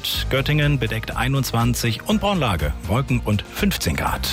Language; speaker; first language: German; native; German